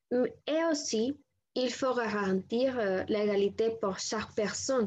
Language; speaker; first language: French; non-native, learner; Spanish